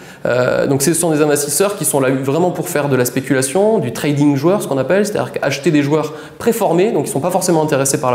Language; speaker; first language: French; native; French